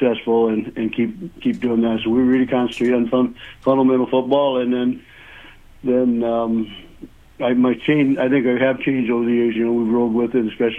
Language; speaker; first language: English; native; English